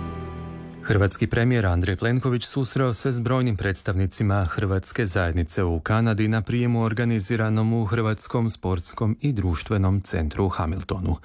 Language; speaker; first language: Serbian; native; Serbian